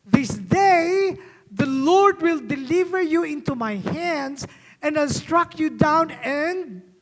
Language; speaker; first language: English; non-native, local second language; Filipino